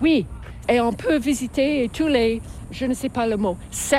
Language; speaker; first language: French; non-native, learner; English